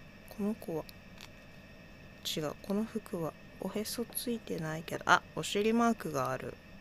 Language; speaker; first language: Japanese; native; Japanese